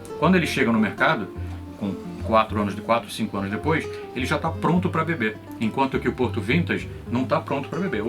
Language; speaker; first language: Portuguese; native; Portuguese